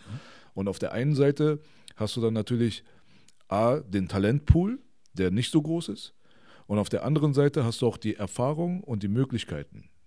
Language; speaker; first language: German; early bilingual, other home language; Persian